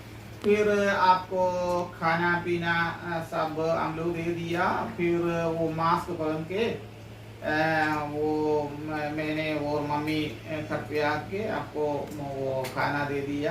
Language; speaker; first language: Hindi; non-native, local second language; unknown